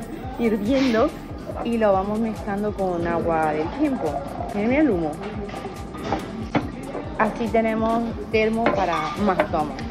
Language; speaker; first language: Spanish; native; Spanish